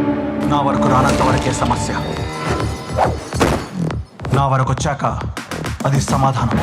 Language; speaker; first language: Telugu; native; Telugu